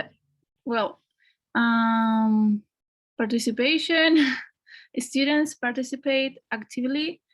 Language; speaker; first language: English; non-native, fluent; Spanish